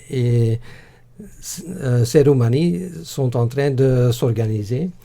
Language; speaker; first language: French; non-native, local second language; Dutch